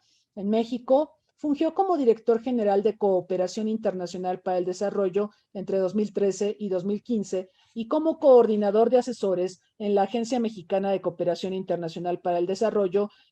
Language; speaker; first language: Spanish; native; Spanish